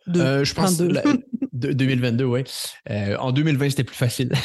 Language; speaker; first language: French; native; French